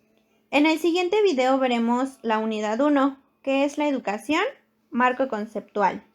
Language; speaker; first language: Spanish; native; Spanish